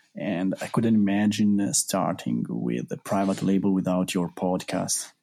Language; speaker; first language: English; non-native, fluent; Italian